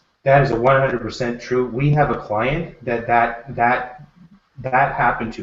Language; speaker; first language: English; native; English